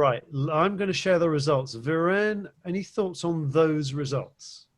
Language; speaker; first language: English; native; English